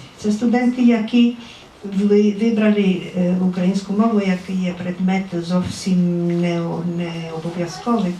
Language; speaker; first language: Ukrainian; non-native, fluent; Italian